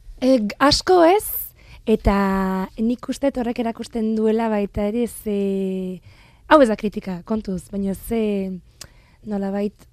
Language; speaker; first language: Basque; non-native, fluent; French